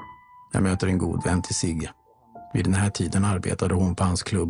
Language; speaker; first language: Swedish; native; Swedish